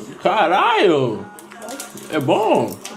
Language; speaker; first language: Portuguese; non-native, learner; English